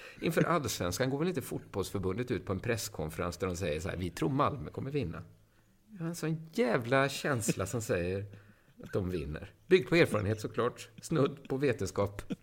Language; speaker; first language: Swedish; native; Swedish